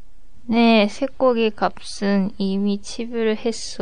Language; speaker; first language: Korean; non-native, learner; Japanese